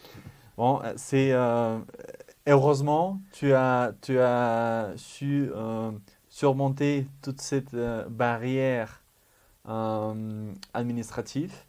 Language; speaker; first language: French; non-native, fluent; Spanish